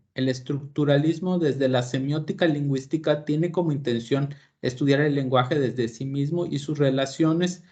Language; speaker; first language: Spanish; native; Spanish